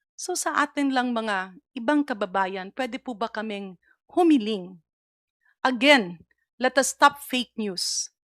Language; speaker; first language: Filipino; non-native, local second language; Cebuano